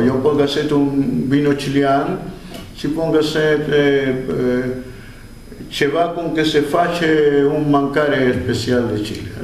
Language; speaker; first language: Romanian; non-native, learner; Spanish